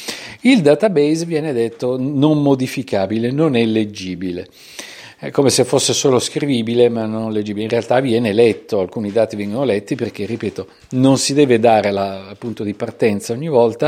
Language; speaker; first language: Italian; native; Italian